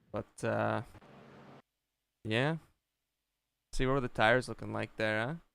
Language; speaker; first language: English; native; English